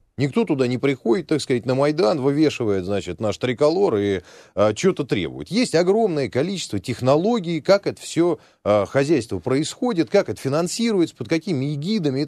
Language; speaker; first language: Russian; native; Russian